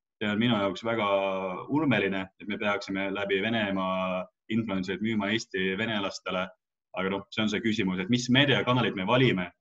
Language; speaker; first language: Estonian; non-native, local second language; Russian